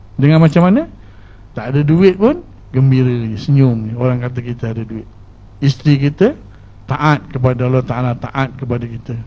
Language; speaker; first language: Malay; native; Malay